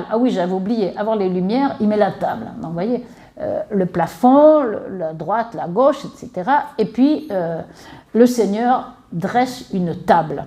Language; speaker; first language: French; native; French